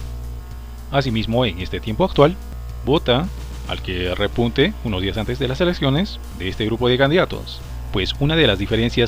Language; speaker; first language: Spanish; native; Spanish